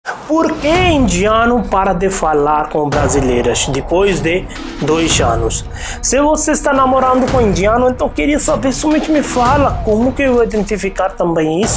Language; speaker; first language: Portuguese; non-native, fluent; Hindi